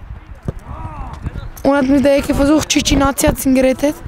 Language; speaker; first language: German; non-native, learner; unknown